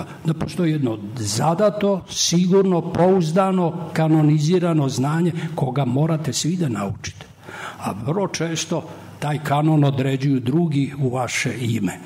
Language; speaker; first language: Serbian; native; Serbian